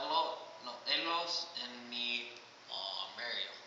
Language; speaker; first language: Spanish; non-native, learner; English